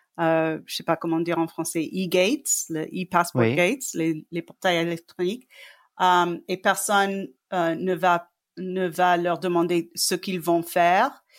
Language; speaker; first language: French; non-native, fluent; English